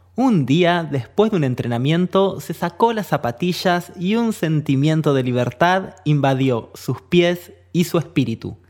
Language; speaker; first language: Spanish; native; Spanish